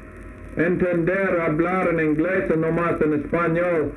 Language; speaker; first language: Spanish; non-native, learner; English